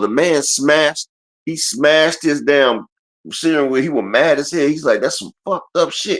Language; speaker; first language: English; native; English